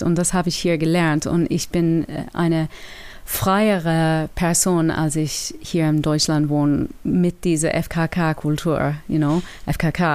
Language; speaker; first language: German; non-native, learner; English